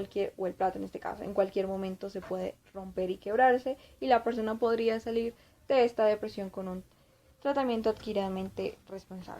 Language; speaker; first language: Spanish; native; Spanish